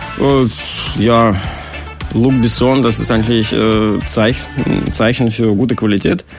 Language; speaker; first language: German; non-native, fluent; Russian